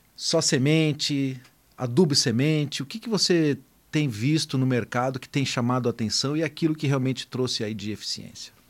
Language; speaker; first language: Portuguese; native; Portuguese